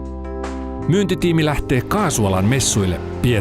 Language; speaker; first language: Finnish; native; Finnish